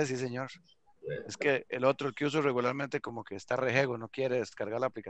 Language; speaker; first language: Spanish; native; Spanish